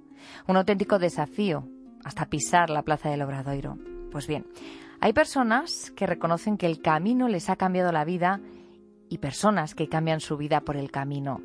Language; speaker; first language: Spanish; native; Spanish